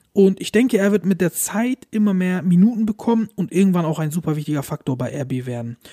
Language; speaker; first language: German; early bilingual, other home language; Turkish